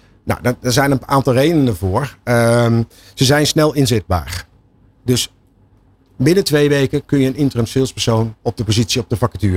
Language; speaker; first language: Dutch; native; Dutch